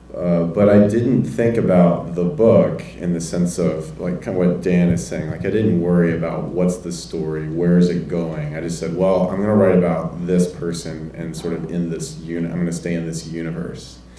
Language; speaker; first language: English; native; English